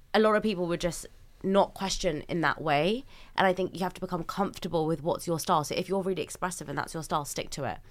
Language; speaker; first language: English; early bilingual, other home language; Hindi